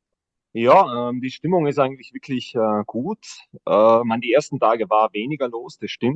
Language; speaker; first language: German; native; German